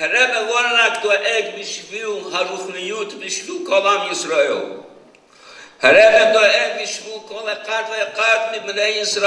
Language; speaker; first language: Hebrew; non-native, fluent; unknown